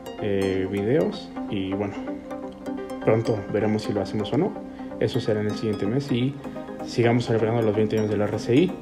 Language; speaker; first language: Spanish; native; Spanish